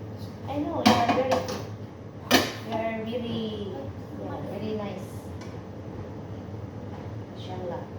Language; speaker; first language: English; non-native, learner; Filipino